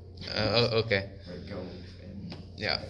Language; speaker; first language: German; non-native, learner; English